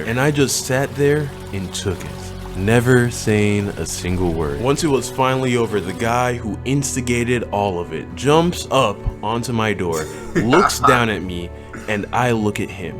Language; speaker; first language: English; native; English